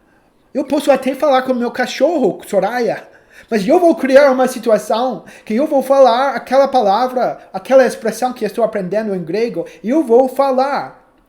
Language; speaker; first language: Portuguese; non-native, fluent; English